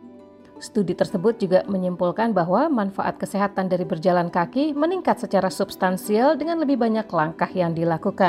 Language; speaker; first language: Indonesian; native; Indonesian